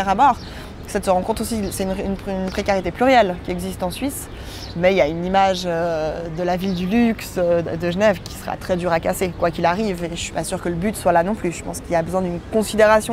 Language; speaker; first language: French; native; French